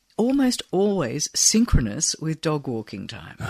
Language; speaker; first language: English; native; English